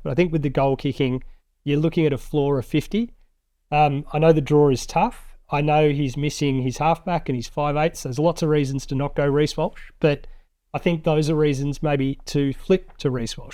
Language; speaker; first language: English; native; English